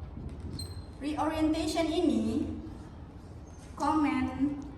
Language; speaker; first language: English; non-native, fluent; Indonesian